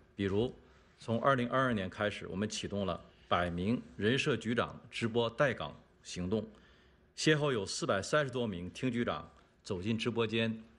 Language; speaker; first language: Chinese; native; Chinese